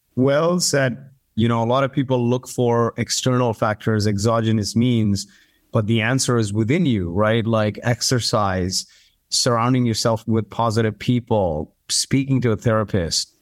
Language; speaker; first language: English; early bilingual, other home language; Arabic